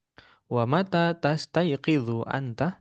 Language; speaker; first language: Arabic; non-native, fluent; Indonesian